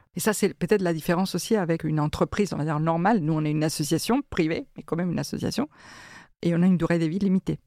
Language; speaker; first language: French; non-native, fluent; Spanish